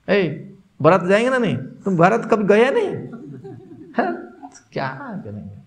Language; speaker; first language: Hindi; non-native, local second language; Odia